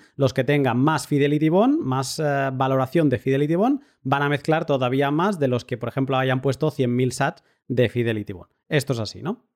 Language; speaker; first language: Spanish; native; Spanish